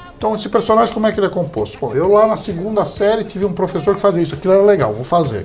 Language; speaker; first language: Portuguese; early bilingual, heritage; English